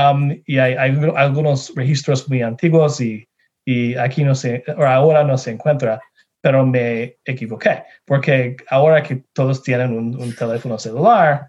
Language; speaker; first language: Spanish; non-native, fluent; English